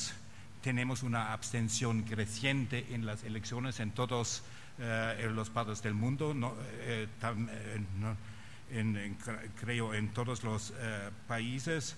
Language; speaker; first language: Spanish; non-native, fluent; German